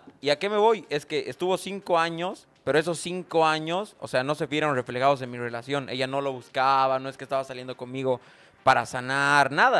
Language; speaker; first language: Spanish; native; Spanish